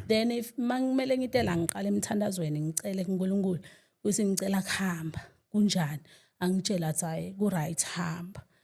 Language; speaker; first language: Zulu; non-native, local second language; Swati